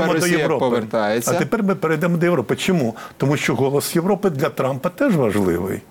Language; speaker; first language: Ukrainian; native; Ukrainian